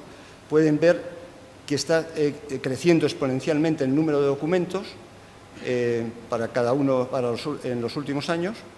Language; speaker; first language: Spanish; native; Spanish